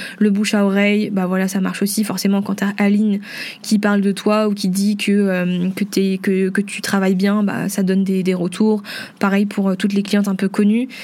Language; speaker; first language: French; early bilingual, other home language; Vietnamese